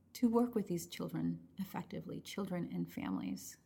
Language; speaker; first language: English; early bilingual, other home language; Spanish